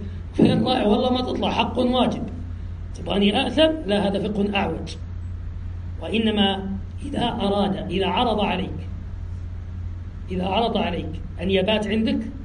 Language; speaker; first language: Arabic; native; Arabic